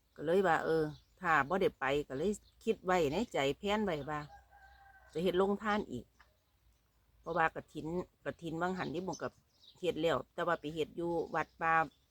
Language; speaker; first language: Thai; native; Thai